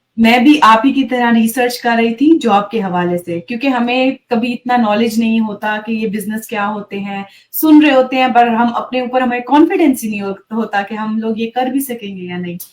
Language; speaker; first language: Urdu; native; Urdu